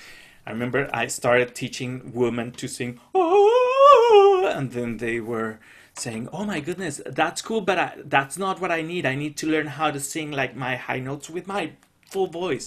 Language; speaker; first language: English; non-native, fluent; Spanish